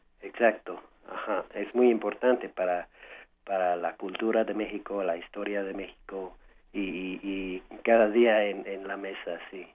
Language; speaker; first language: Spanish; non-native, learner; English